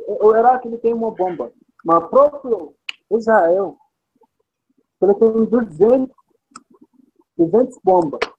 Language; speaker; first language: Portuguese; non-native, fluent; Arabic